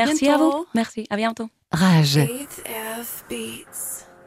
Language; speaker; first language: French; non-native, learner; Spanish